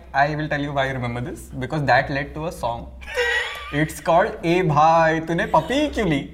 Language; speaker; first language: English; non-native, local second language; Hindi